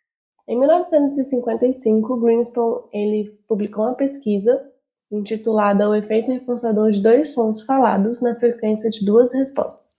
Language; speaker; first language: Portuguese; native; Portuguese